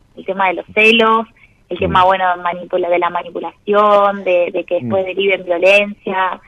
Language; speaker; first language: Spanish; native; Spanish